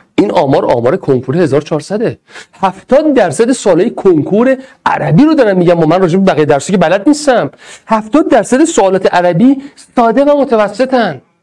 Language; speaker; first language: Persian; non-native, local second language; Arabic